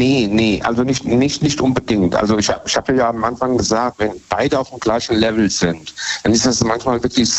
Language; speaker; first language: German; native; German